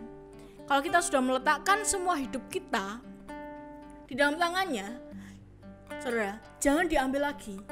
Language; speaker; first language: Indonesian; native; Indonesian